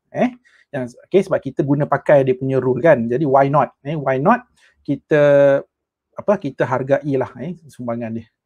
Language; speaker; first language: Malay; native; Malay